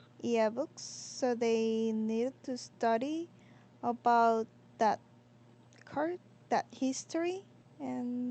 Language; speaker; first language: English; non-native, learner; Korean